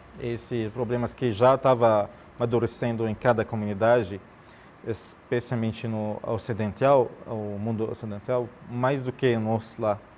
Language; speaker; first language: Portuguese; non-native, fluent; Arabic